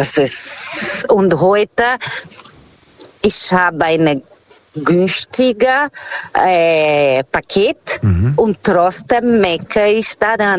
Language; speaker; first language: German; non-native, learner; Portuguese